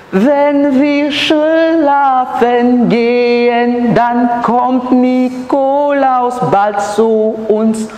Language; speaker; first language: German; non-native, learner; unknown